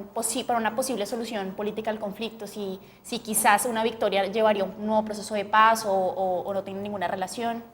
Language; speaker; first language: Spanish; native; Spanish